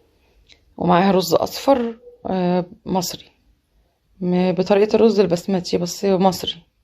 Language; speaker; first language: Arabic; native; Arabic